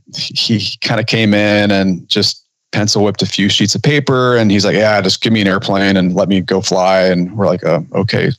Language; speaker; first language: English; native; English